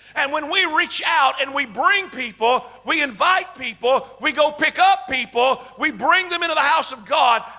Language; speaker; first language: English; native; English